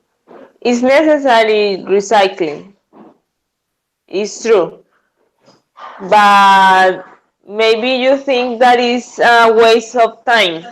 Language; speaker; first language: English; non-native, learner; Spanish